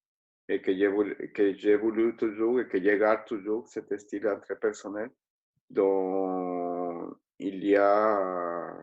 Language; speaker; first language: French; non-native, fluent; Spanish